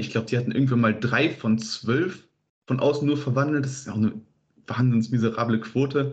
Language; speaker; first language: German; native; German